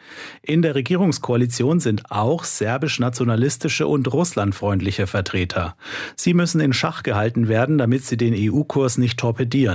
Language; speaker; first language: German; native; German